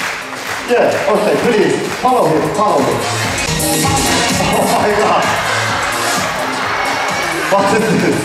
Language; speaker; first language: English; non-native, learner; Arabic